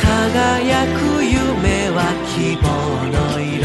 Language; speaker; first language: Japanese; native; Japanese